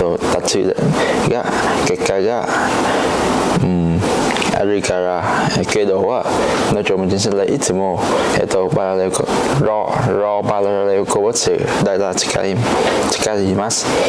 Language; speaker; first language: Japanese; non-native, learner; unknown